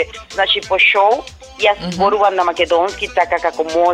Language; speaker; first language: Macedonian; non-native, learner; Spanish